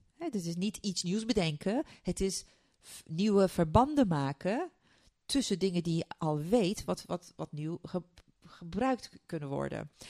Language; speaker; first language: Dutch; non-native, fluent; Turkish